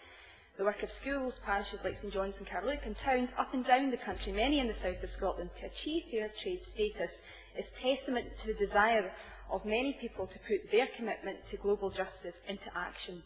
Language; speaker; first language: English; native; English